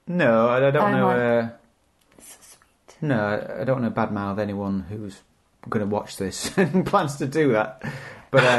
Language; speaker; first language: English; native; English